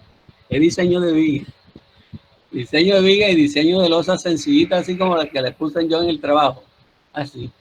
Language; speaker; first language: Spanish; native; Spanish